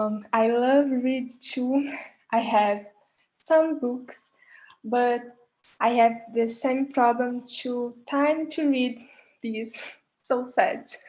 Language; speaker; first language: English; non-native, learner; Portuguese